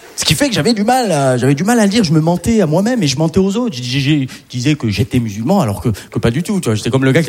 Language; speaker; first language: French; early bilingual, other home language; Arabic